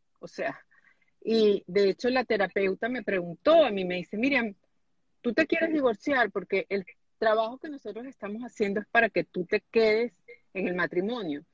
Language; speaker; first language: Spanish; native; Spanish